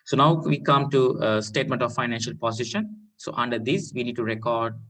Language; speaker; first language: English; non-native, local second language; Sinhala